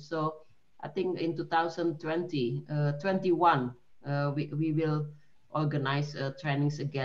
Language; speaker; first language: English; non-native, fluent; Indonesian